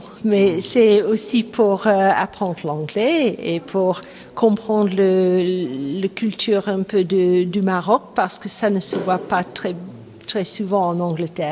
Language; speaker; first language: French; non-native, fluent; English